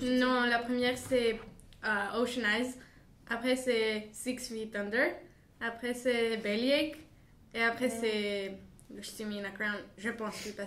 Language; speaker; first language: French; non-native, fluent; Bulgarian